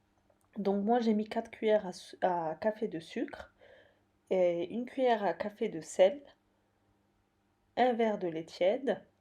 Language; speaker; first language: French; native; French